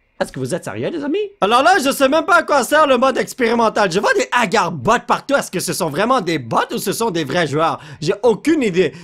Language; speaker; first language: French; native; French